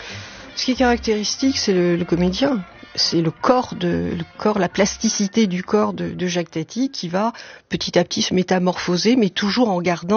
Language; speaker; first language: French; native; French